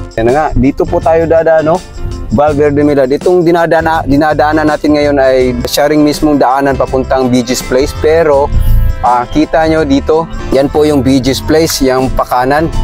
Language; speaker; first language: Filipino; non-native, local second language; Cebuano